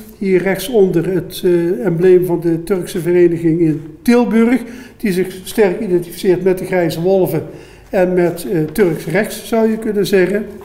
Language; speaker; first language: Dutch; native; Dutch